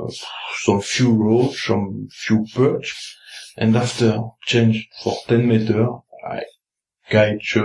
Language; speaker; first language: English; non-native, learner; French